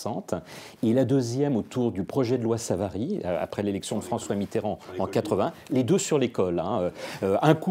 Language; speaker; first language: French; native; French